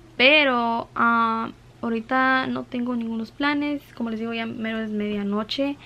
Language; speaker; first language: Spanish; early bilingual, heritage; Spanish